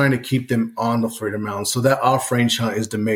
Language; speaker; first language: English; native; English